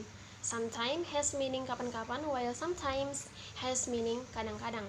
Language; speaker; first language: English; non-native, learner; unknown